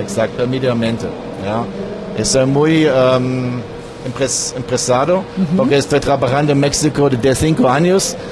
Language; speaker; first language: Spanish; non-native, learner; German